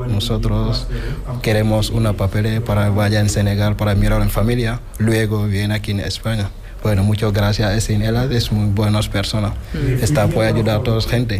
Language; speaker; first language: Spanish; non-native, learner; Wolof